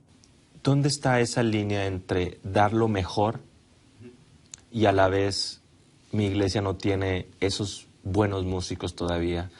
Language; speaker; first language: Spanish; native; Spanish